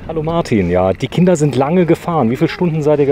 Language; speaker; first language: German; native; German